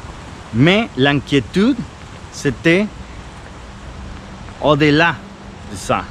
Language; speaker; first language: French; non-native, fluent; Spanish